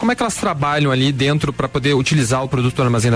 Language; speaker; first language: Portuguese; native; Portuguese